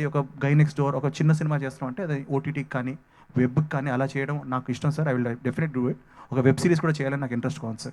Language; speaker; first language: Telugu; native; Telugu